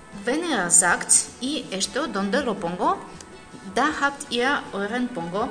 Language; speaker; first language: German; non-native, learner; Spanish